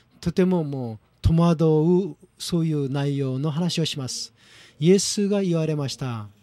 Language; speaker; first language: Japanese; non-native, fluent; Korean